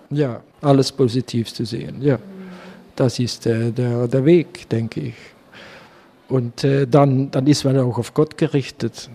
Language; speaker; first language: German; non-native, learner; Dutch